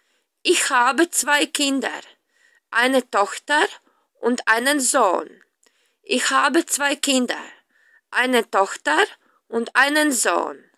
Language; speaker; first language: German; non-native, fluent; Latvian